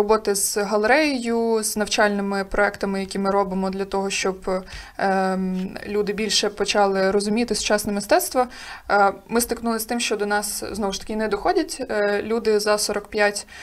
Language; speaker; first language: Ukrainian; native; Ukrainian